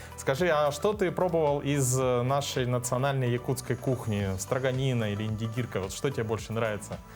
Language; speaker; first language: Russian; native; Russian